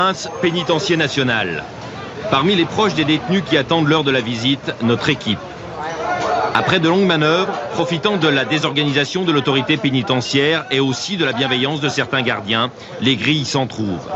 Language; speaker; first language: French; native; French